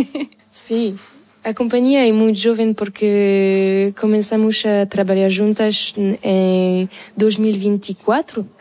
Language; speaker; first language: Portuguese; non-native, fluent; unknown